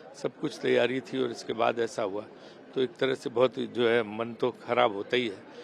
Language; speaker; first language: Hindi; native; Hindi